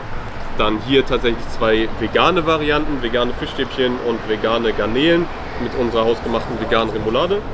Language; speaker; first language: German; native; German